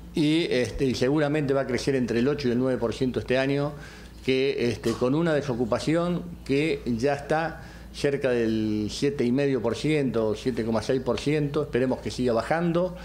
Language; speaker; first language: Spanish; native; Spanish